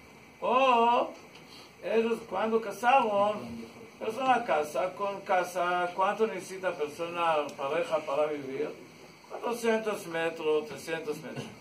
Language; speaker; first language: Spanish; non-native, learner; Hebrew